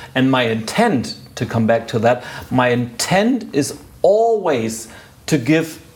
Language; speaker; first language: English; non-native, fluent; German